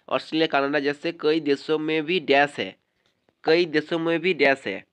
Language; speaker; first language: Hindi; non-native, local second language; Bangla